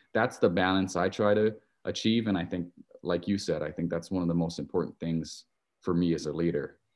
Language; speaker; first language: English; native; English